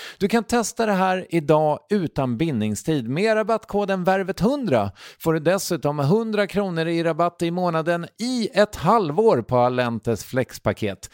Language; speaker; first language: Swedish; native; Swedish